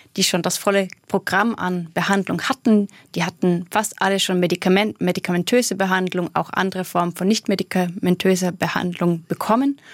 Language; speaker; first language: German; native; German